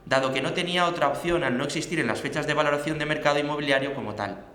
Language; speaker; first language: Spanish; non-native, local second language; Catalan